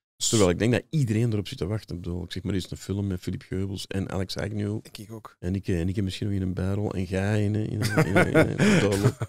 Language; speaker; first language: Dutch; native; Dutch